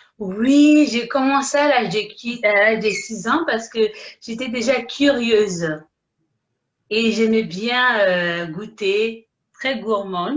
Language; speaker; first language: French; early bilingual, other home language; Haitian Creole